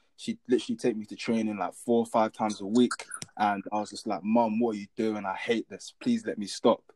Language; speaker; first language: English; native; English